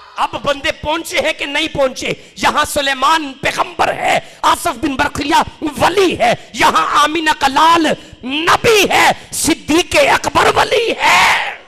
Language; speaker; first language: Urdu; non-native, local second language; Punjabi